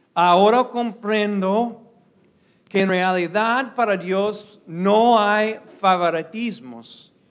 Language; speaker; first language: Spanish; non-native, fluent; English